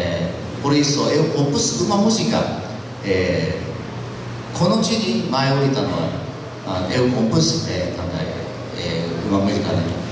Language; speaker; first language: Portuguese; non-native, learner; Japanese